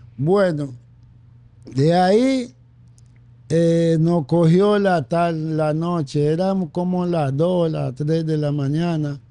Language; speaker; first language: Spanish; non-native, fluent; Haitian Creole